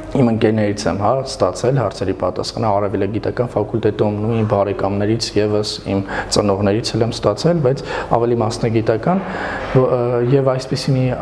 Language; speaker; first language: Armenian; non-native, local second language; Kurdish